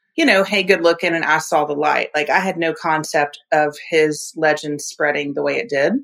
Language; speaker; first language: English; native; English